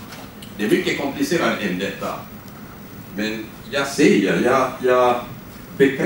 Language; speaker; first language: Swedish; non-native, learner; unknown